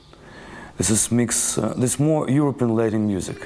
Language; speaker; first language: English; non-native, learner; Russian